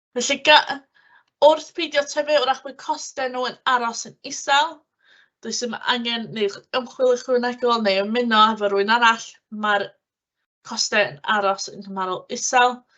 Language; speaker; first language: Welsh; native; Welsh